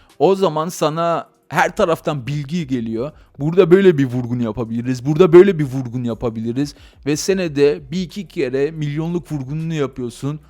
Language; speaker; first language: Turkish; early bilingual, heritage; Turkish